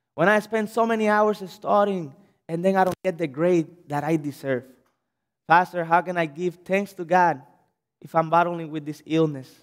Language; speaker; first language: English; non-native, fluent; Spanish